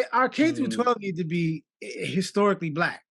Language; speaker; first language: English; native; English